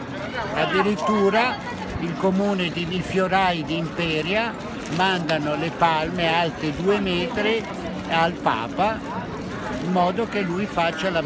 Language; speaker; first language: Italian; native; Italian